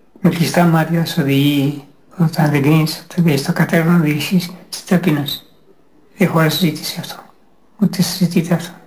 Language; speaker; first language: Greek; native; Greek